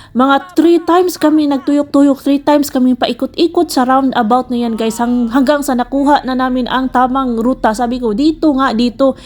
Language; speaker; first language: Filipino; non-native, local second language; Cebuano